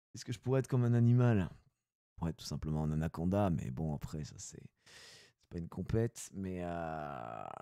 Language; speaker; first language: French; native; French